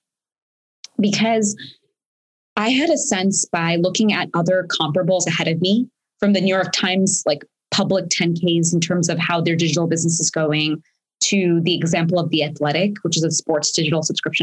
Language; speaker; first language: English; early bilingual, other home language; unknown